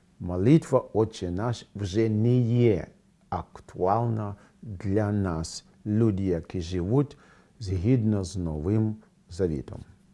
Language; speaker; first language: Ukrainian; non-native, fluent; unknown